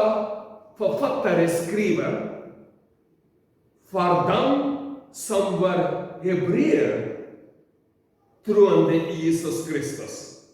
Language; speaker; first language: Swedish; non-native, learner; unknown